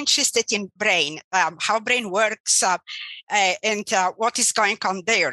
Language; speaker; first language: English; non-native, fluent; Polish